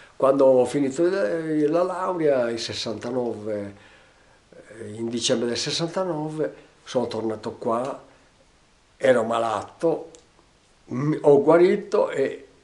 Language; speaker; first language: Italian; non-native, local second language; Sardinian